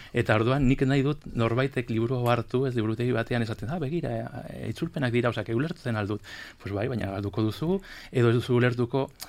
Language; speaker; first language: Basque; non-native, local second language; Spanish